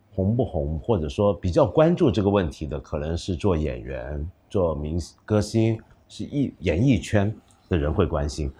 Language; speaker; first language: Chinese; non-native, local second language; Cantonese